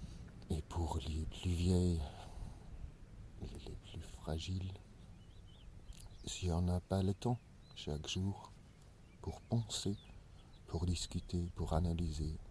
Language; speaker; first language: French; non-native, learner; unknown